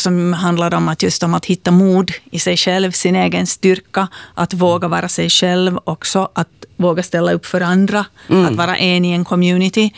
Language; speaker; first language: Swedish; native; Swedish